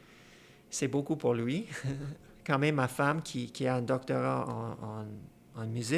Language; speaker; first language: French; non-native, fluent; Persian